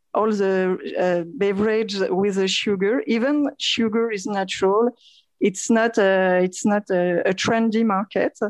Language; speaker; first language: English; non-native, fluent; French